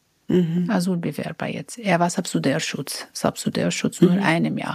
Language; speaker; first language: German; non-native, learner; Arabic